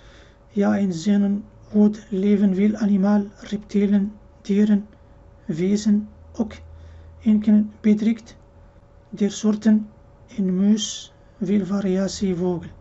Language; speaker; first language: Dutch; non-native, learner; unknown